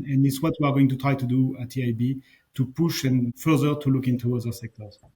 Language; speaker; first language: English; non-native, fluent; French